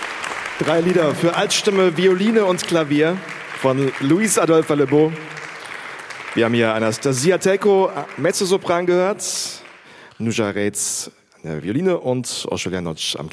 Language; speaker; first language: German; native; German